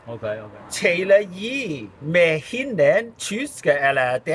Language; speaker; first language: Danish; non-native, learner; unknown